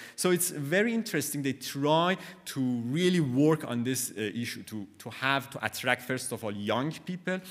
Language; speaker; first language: English; non-native, fluent; Persian